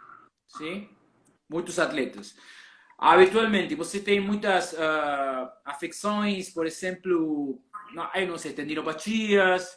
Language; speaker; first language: Portuguese; non-native, learner; Spanish